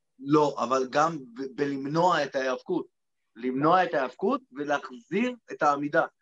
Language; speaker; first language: Hebrew; native; Hebrew